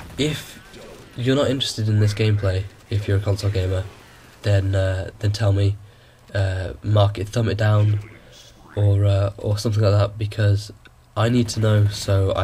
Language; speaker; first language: English; native; English